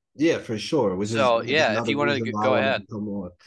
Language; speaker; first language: English; native; English